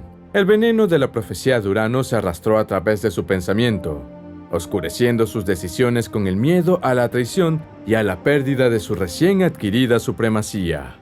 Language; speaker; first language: Spanish; native; Spanish